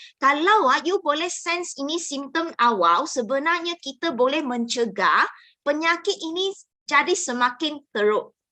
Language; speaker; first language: Malay; non-native, local second language; Chinese